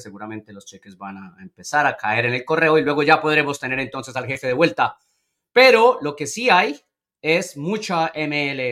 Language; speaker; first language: Spanish; native; Spanish